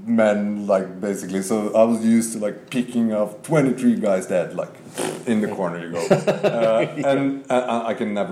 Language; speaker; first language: English; non-native, fluent; Norwegian